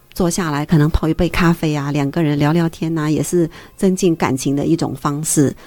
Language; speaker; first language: Chinese; native; Chinese